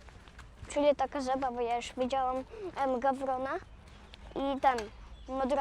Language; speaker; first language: Polish; early bilingual, other home language; Russian